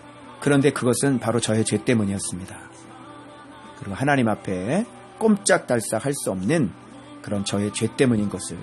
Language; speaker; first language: Korean; native; Korean